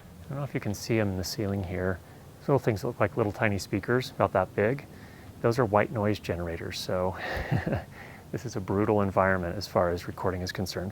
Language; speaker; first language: English; native; English